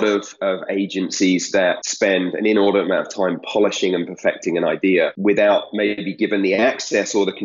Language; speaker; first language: English; native; English